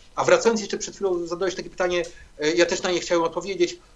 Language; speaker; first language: Polish; native; Polish